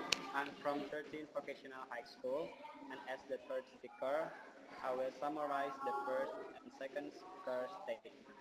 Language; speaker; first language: English; non-native, learner; Indonesian